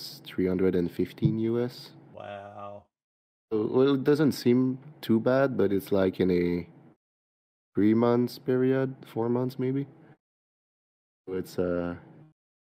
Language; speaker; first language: English; non-native, fluent; French